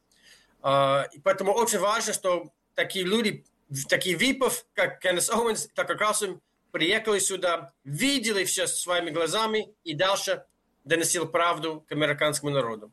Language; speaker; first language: Russian; non-native, fluent; English